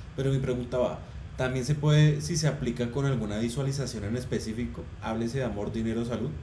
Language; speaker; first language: Spanish; native; Spanish